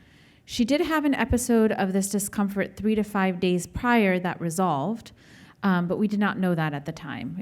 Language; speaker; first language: English; native; English